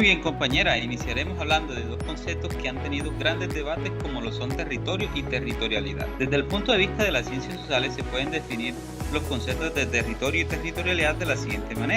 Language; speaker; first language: Spanish; native; Spanish